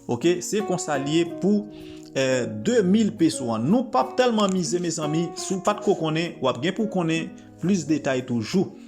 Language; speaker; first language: French; non-native, local second language; Haitian Creole